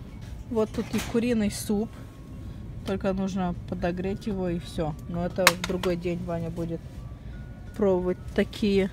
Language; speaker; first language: Russian; non-native, fluent; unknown